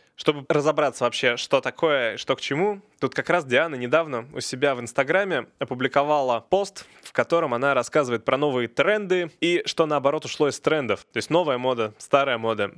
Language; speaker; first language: Russian; native; Russian